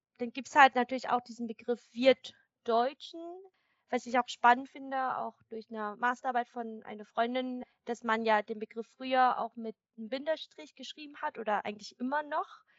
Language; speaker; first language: German; early bilingual, other home language; Vietnamese